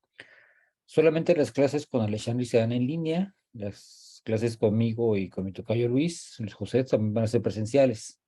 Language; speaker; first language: Spanish; native; Spanish